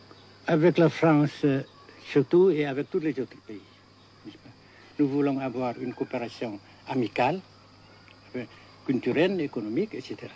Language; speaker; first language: French; non-native, local second language; Vietnamese